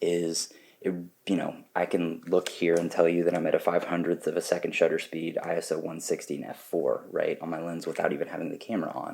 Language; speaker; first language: English; native; English